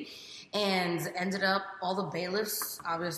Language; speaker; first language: English; native; English